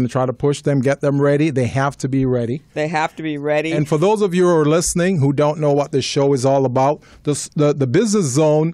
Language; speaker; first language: English; native; English